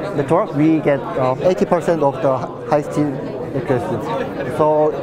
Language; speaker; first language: English; non-native, learner; Korean